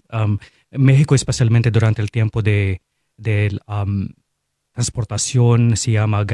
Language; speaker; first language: Spanish; non-native, fluent; Filipino